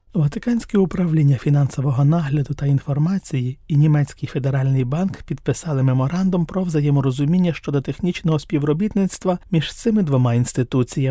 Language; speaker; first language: Ukrainian; native; Ukrainian